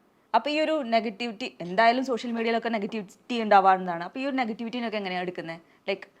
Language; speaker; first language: Malayalam; native; Malayalam